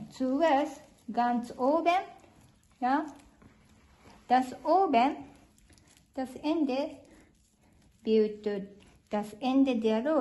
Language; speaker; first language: German; non-native, learner; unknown